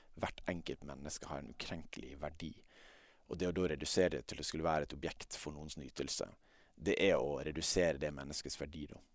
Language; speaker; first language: Norwegian; native; Norwegian